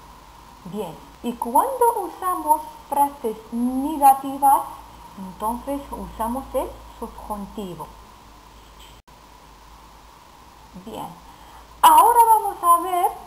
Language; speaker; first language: Spanish; non-native, fluent; Arabic